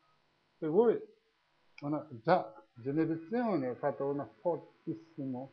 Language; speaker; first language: Italian; non-native, learner; Tibetan